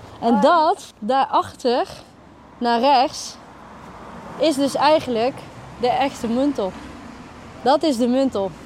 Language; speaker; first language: Dutch; early bilingual, other home language; Arabic